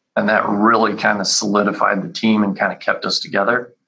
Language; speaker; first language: English; native; English